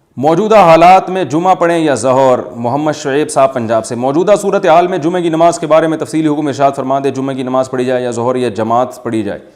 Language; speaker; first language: Urdu; native; Urdu